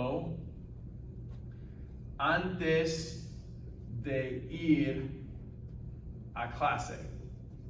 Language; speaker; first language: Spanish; non-native, fluent; English